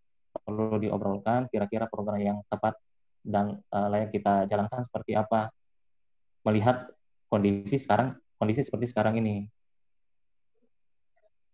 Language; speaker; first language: Indonesian; native; Indonesian